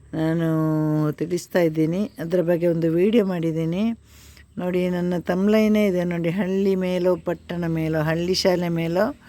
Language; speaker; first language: Kannada; native; Kannada